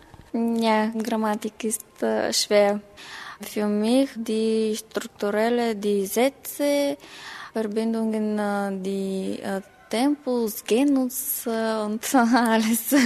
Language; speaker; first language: German; non-native, learner; Bulgarian